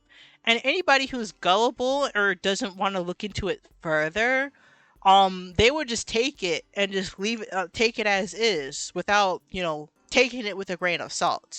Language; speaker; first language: English; native; English